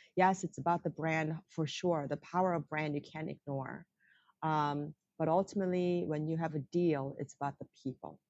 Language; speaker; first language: English; non-native, fluent; Korean